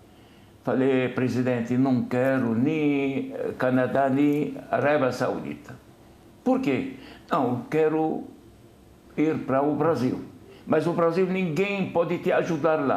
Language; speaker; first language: Portuguese; non-native, fluent; Arabic